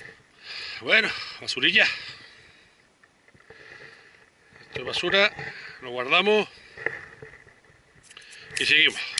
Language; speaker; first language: Spanish; native; Spanish